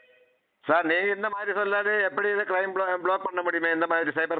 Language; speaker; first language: Tamil; non-native, learner; Malayalam